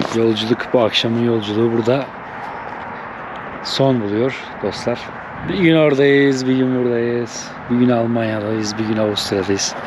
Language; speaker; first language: Turkish; native; Turkish